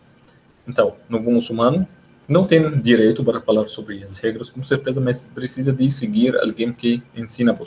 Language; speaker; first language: Portuguese; non-native, learner; Arabic